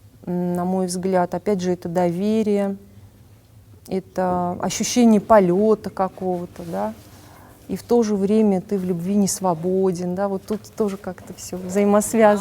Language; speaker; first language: Russian; native; Russian